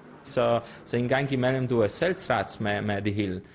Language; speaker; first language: Danish; non-native, fluent; Polish